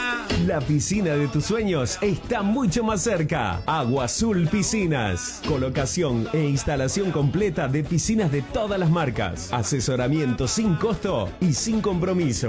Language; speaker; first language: Spanish; native; Spanish